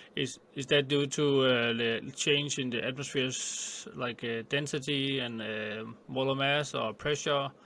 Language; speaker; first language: English; non-native, fluent; Danish